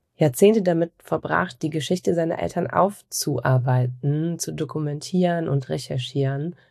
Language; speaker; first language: German; native; German